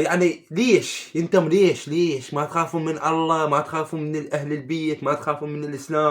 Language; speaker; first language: Arabic; native; Arabic